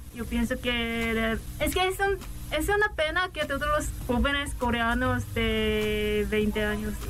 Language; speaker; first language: Spanish; non-native, learner; Korean